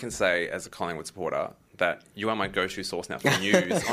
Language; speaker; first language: English; native; English